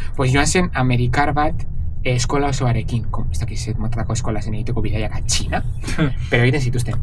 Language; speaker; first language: Basque; non-native, local second language; Spanish